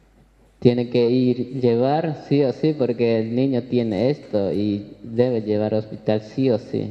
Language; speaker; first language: Spanish; non-native, local second language; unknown